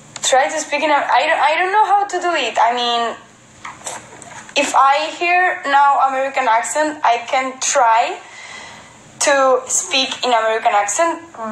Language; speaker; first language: English; non-native, fluent; Spanish